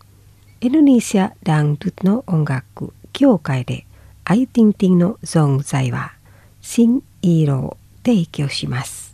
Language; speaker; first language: Japanese; non-native, fluent; Indonesian